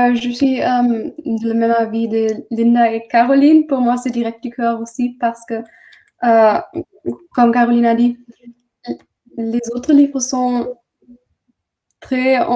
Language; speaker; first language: French; non-native, learner; German